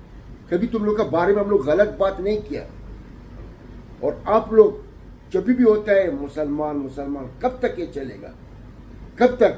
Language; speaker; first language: Hindi; non-native, learner; Arabic